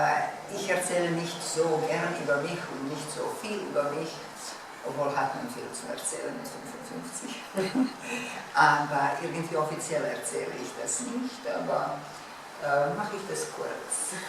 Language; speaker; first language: German; non-native, fluent; Bosnian